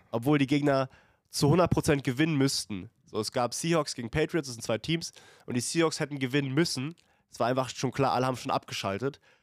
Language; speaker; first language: German; native; German